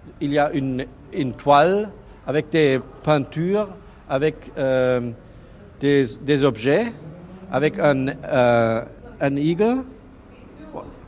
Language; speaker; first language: French; non-native, learner; German